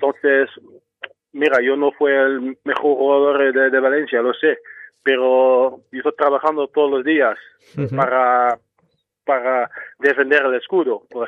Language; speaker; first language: Spanish; non-native, fluent; Dutch